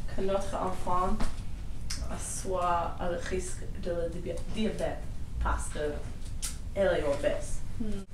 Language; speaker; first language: French; non-native, learner; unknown